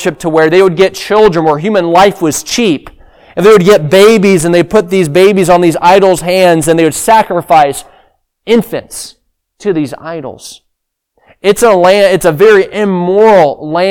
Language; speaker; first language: English; native; English